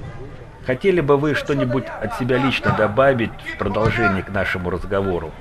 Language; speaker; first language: Russian; native; Russian